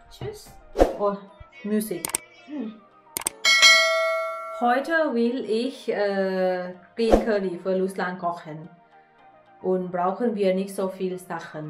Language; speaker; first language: German; non-native, learner; Thai